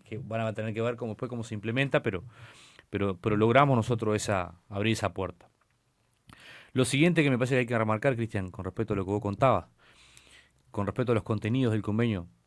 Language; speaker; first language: Spanish; native; Spanish